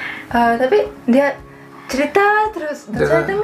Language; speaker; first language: Indonesian; non-native, fluent; Russian